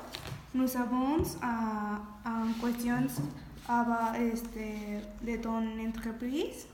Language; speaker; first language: French; non-native, learner; Spanish